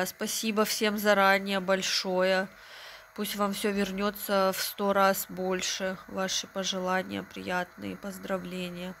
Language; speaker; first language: Russian; native; Russian